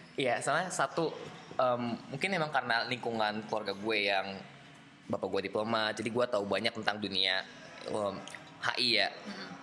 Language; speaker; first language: Indonesian; native; Indonesian